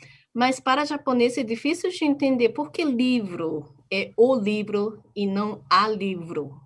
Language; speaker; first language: Portuguese; non-native, fluent; Japanese